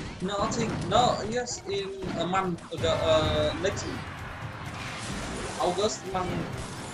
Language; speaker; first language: English; non-native, learner; Vietnamese